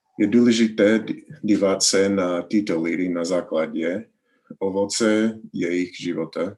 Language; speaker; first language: Czech; non-native, learner; English